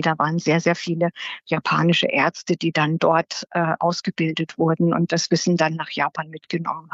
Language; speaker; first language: German; native; German